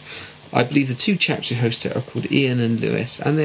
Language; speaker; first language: English; native; English